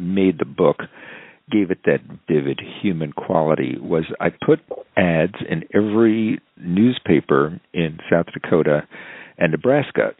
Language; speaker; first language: English; native; English